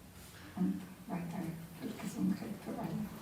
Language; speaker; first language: German; non-native, learner; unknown